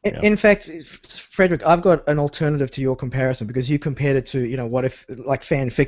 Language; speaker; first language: English; native; English